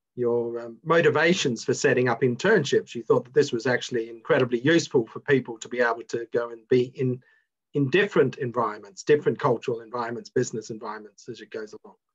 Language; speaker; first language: English; native; English